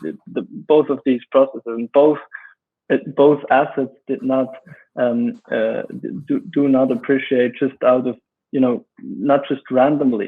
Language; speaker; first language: English; non-native, fluent; German